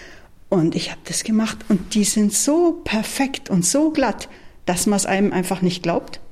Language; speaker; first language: German; native; German